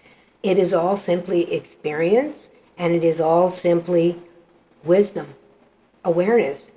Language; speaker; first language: English; native; English